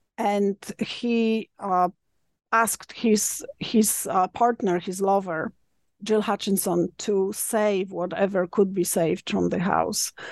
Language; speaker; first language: English; non-native, fluent; Polish